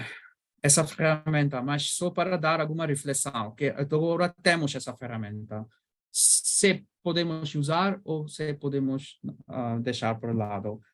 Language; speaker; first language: Portuguese; non-native, learner; Bangla